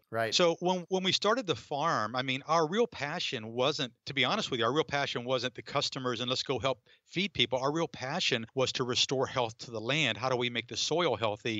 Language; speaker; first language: English; native; English